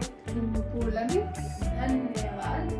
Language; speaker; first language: French; non-native, fluent; Hindi